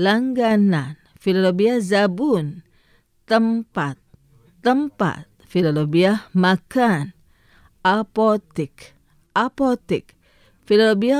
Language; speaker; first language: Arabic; non-native, fluent; Indonesian